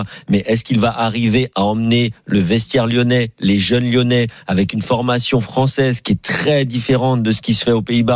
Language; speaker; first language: French; native; French